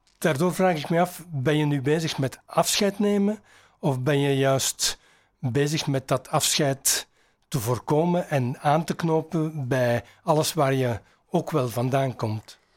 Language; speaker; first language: Dutch; native; Dutch